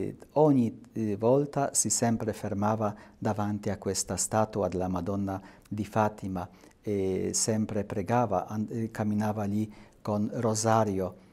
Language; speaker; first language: Italian; non-native, fluent; Polish